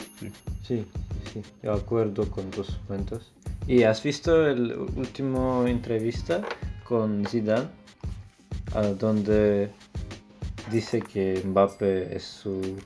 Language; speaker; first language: Spanish; non-native, learner; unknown